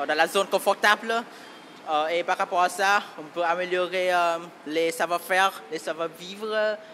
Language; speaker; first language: French; non-native, fluent; Vietnamese